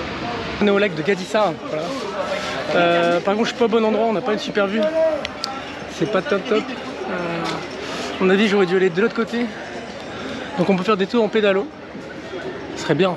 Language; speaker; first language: French; native; French